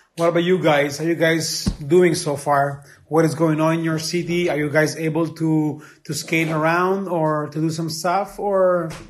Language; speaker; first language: English; non-native, fluent; Italian